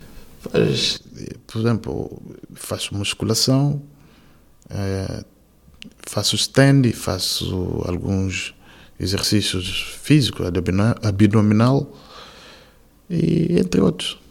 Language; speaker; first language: Portuguese; non-native, local second language; Kabuverdianu